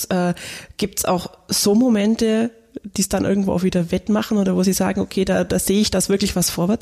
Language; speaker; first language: German; native; German